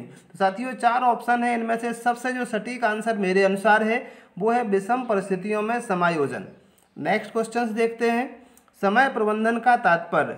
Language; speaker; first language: Hindi; native; Hindi